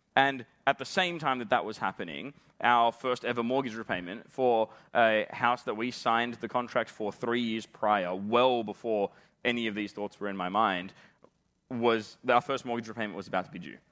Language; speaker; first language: English; native; English